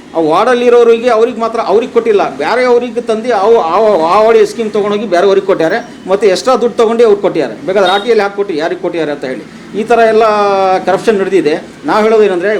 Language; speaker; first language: Kannada; non-native, local second language; Urdu